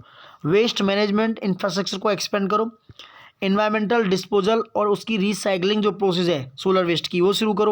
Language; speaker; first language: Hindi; native; Hindi